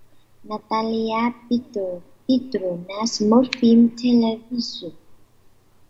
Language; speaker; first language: Russian; non-native, learner; Vietnamese